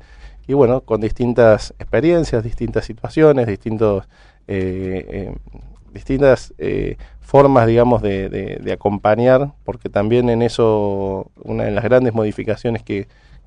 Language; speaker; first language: Spanish; native; Spanish